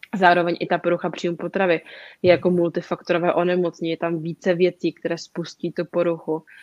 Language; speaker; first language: Czech; native; Czech